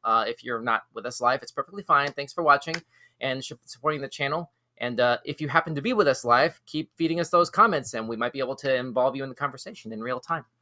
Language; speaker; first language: English; native; English